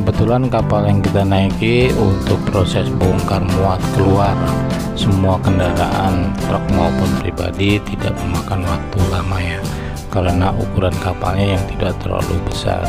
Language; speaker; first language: Indonesian; native; Indonesian